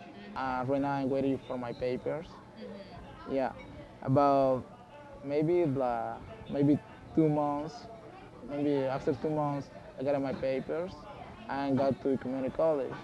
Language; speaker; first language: English; non-native, learner; Spanish